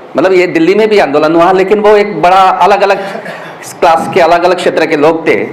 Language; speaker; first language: Hindi; non-native, local second language; Gondi